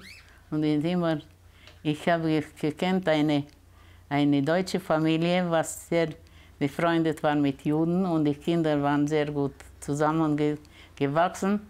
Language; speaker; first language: German; early bilingual, heritage; German